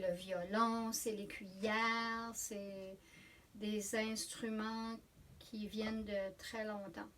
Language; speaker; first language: French; native; French